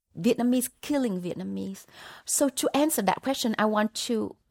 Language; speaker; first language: English; non-native, fluent; Vietnamese